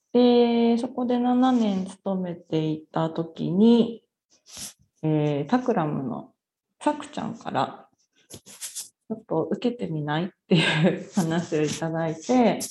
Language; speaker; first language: Japanese; native; Japanese